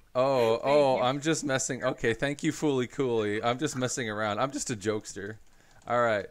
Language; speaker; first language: English; native; English